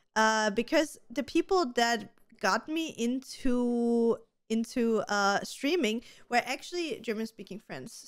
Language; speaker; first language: English; non-native, fluent; German